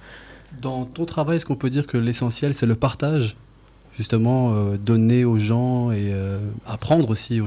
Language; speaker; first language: French; native; French